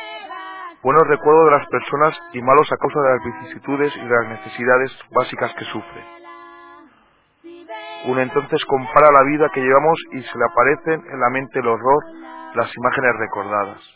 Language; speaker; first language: Spanish; native; Spanish